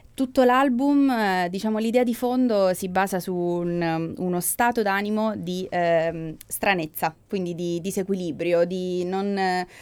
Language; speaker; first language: Italian; native; Italian